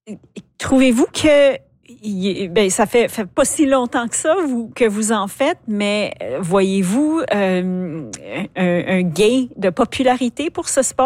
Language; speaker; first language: French; native; French